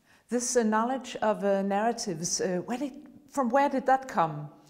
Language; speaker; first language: English; non-native, fluent; Danish